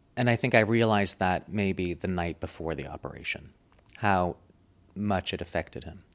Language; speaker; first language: English; native; English